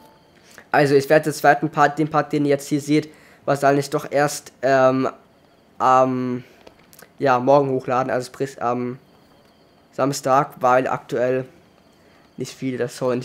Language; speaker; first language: German; native; German